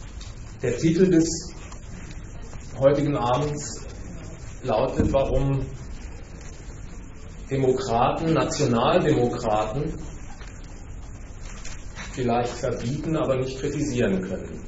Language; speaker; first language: German; native; German